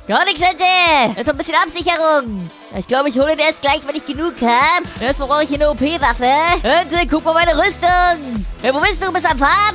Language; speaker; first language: German; native; German